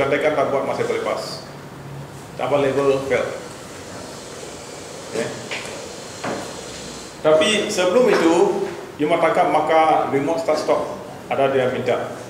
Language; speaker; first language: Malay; non-native, local second language; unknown